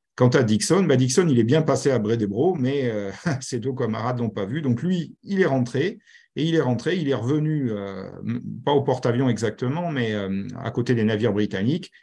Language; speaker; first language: French; native; French